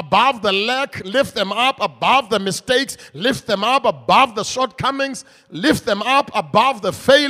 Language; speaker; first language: English; non-native, local second language; Xhosa